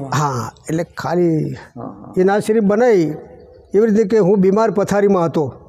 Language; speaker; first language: Gujarati; native; Gujarati